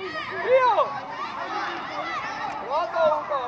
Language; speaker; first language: Georgian; native; Georgian